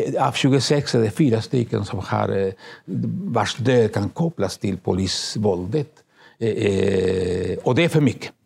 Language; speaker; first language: Swedish; non-native, fluent; Spanish